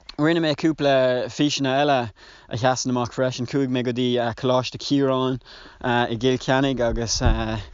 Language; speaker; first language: Irish; non-native, local second language; English